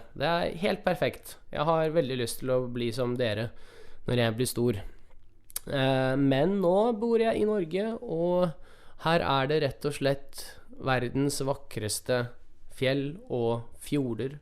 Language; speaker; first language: Norwegian; early bilingual, other home language; Russian